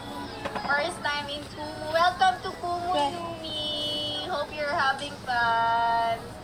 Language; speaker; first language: English; non-native, local second language; Filipino